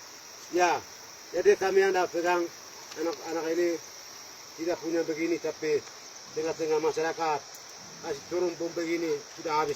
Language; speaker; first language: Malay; non-native, local second language; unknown